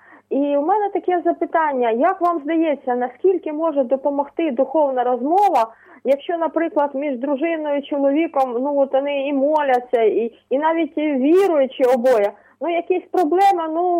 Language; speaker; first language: Ukrainian; native; Ukrainian